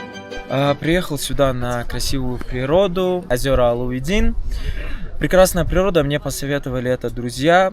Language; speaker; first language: Russian; non-native, local second language; Tajik